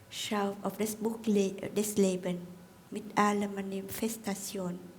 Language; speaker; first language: German; non-native, fluent; Vietnamese